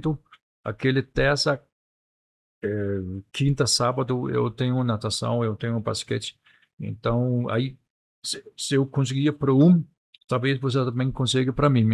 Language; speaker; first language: Portuguese; non-native, fluent; Danish